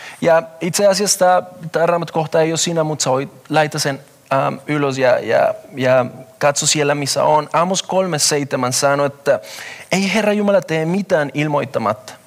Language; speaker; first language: Finnish; non-native, fluent; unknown